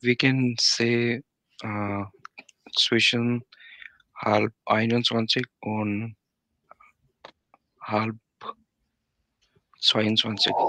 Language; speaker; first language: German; non-native, learner; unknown